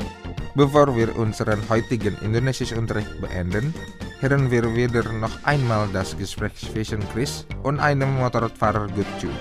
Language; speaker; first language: German; non-native, fluent; Indonesian